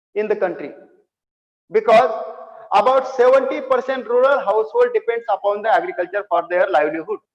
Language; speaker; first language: English; non-native, local second language; Marathi